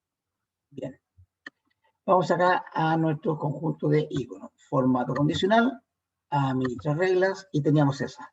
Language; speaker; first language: Spanish; native; Spanish